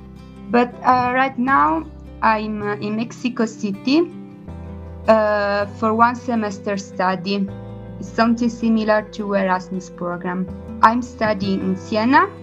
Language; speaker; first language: English; non-native, learner; Italian